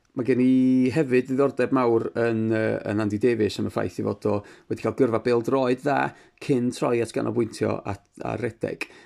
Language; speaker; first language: Welsh; native; Welsh